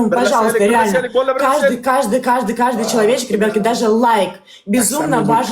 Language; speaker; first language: Russian; native; Russian